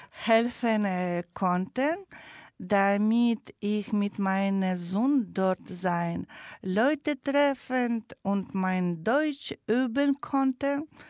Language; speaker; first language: German; non-native, learner; Russian